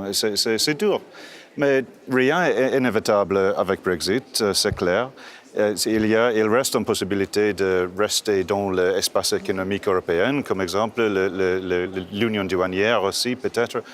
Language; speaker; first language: French; non-native, fluent; English